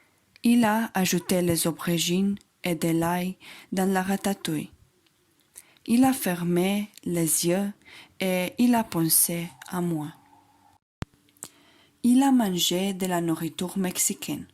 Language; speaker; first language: French; non-native, learner; Slovenian